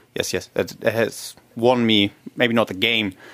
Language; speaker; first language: English; non-native, fluent; German